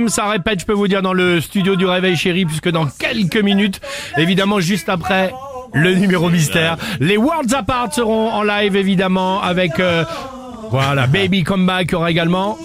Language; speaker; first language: French; native; French